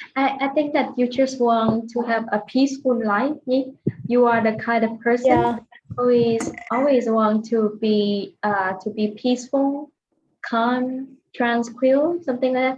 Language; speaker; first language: English; non-native, fluent; Vietnamese